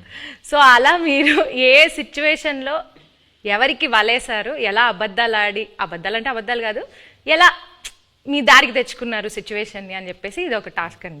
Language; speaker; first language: Telugu; native; Telugu